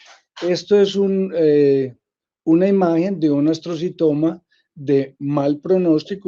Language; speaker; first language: Spanish; native; Spanish